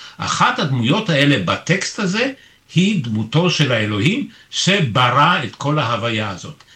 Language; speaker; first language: Hebrew; early bilingual, other home language; Polish